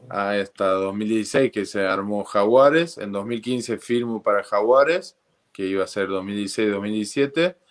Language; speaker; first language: Spanish; native; Spanish